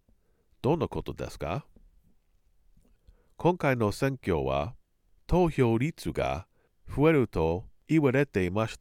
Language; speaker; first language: Japanese; non-native, learner; English